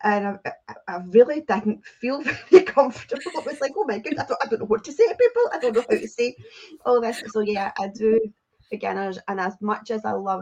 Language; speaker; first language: English; native; English